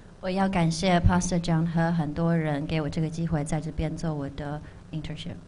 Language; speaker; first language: Chinese; early bilingual, heritage; Chinese